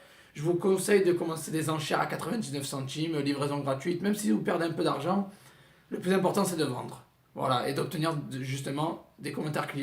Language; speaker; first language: French; native; French